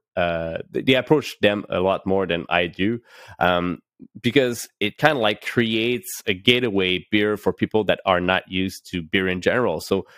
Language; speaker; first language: English; native; English